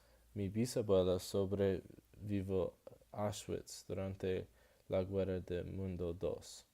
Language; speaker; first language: Spanish; non-native, learner; English